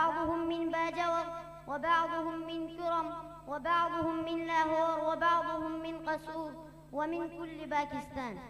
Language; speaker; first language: Arabic; non-native, learner; Pashto